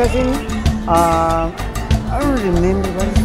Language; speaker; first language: English; non-native, learner; Spanish